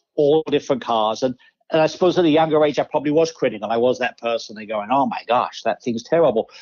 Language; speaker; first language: English; native; English